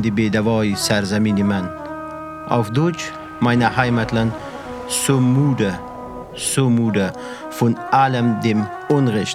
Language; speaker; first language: German; non-native, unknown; Persian